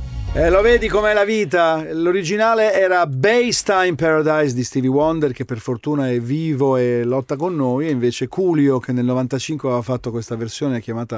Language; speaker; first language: Italian; native; Italian